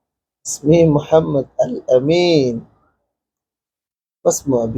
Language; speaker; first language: Arabic; non-native, fluent; Bangla